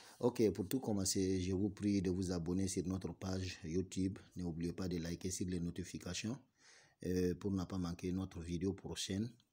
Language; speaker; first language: French; non-native, local second language; Bambara